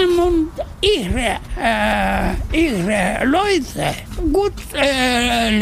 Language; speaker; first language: German; non-native, learner; Russian